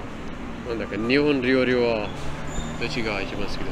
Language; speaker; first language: Japanese; non-native, learner; Khmer